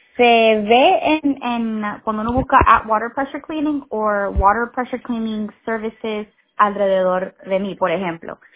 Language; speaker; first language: Spanish; early bilingual, heritage; Spanish